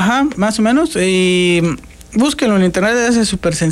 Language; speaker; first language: Spanish; native; Spanish